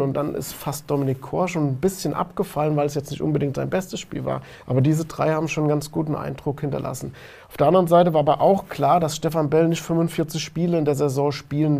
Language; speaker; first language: German; native; German